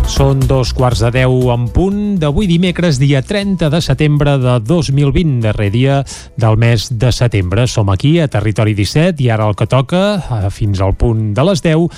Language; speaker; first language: Catalan; native; Catalan